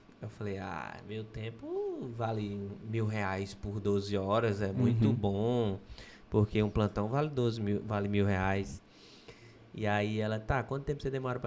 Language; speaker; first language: Portuguese; native; Portuguese